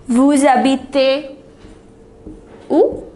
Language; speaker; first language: French; non-native, fluent; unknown